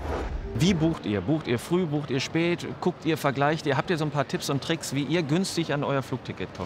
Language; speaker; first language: German; native; German